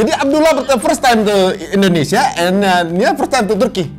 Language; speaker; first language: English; non-native, learner; Indonesian